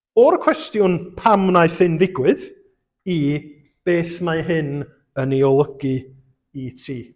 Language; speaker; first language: Welsh; native; Welsh